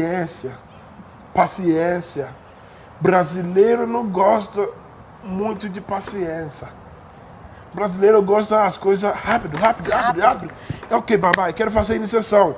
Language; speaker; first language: Portuguese; non-native, learner; Yoruba